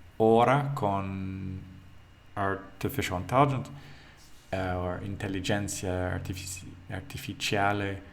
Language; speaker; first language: Italian; non-native, learner; English